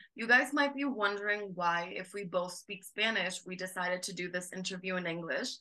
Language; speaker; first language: English; non-native, fluent; Spanish